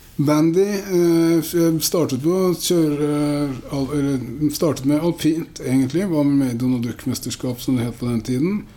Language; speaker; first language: Norwegian; native; Norwegian